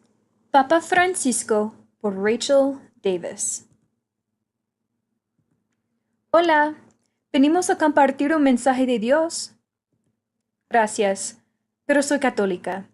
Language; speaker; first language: Spanish; non-native, fluent; English